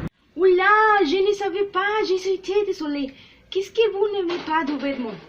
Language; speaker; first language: French; non-native, learner; Spanish